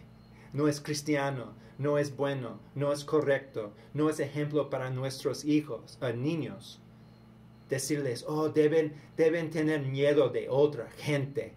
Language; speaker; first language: Spanish; non-native, learner; English